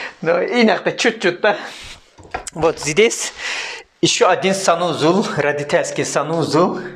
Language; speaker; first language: Russian; non-native, learner; Turkish